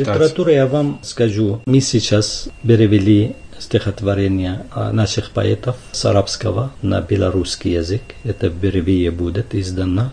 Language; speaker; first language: Russian; non-native, fluent; Arabic